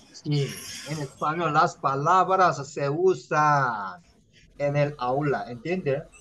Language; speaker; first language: Spanish; non-native, learner; Korean